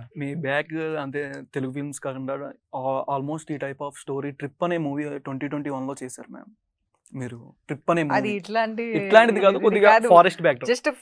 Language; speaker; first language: Telugu; native; Telugu